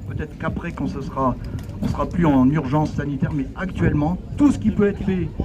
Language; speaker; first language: French; native; French